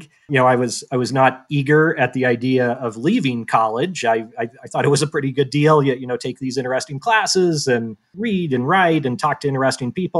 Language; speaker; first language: English; native; English